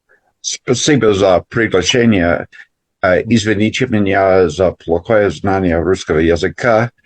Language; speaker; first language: Russian; non-native, learner; English